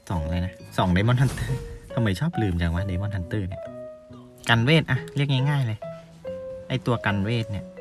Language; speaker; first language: Thai; non-native, local second language; Northeastern Thai